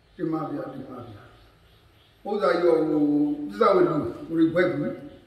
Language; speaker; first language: Burmese; native; Burmese